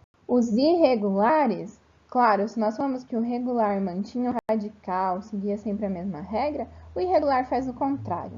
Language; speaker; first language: Portuguese; native; Portuguese